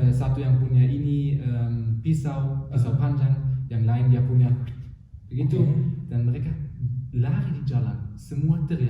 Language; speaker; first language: Indonesian; non-native, fluent; German